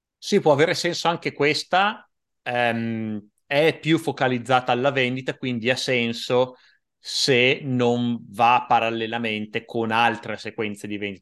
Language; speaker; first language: Italian; native; Italian